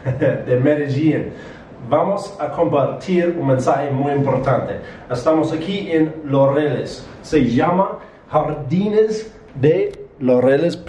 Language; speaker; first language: Spanish; non-native, learner; English